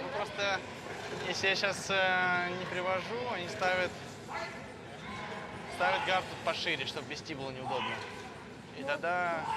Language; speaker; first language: Russian; native; Russian